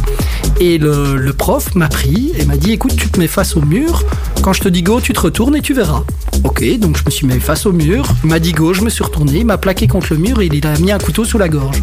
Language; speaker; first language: French; native; French